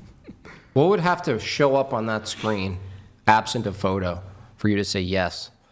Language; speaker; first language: English; native; English